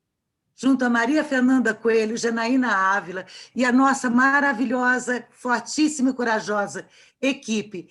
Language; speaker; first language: Portuguese; native; Portuguese